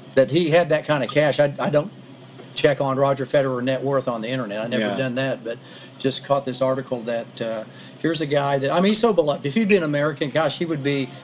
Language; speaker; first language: English; native; English